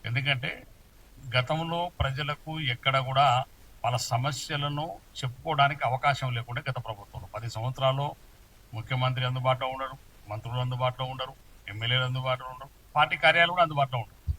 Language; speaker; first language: Telugu; non-native, local second language; Lambadi